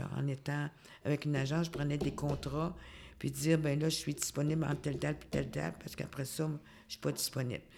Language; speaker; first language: French; native; French